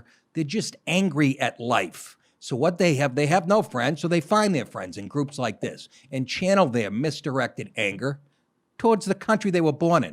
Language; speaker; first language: English; native; English